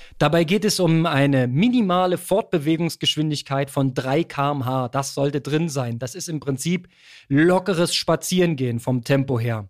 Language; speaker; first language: German; native; German